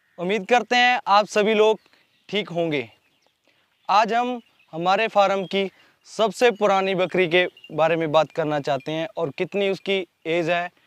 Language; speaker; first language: Hindi; non-native, local second language; Punjabi